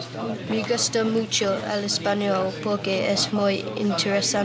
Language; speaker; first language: Spanish; non-native, learner; English